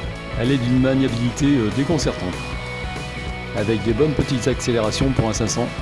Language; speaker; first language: French; native; French